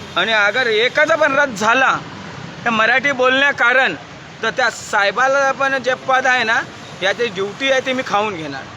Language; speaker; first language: Marathi; non-native, local second language; Hindi